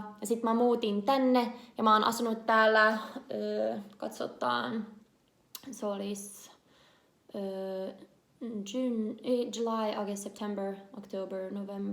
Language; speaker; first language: Finnish; non-native, learner; English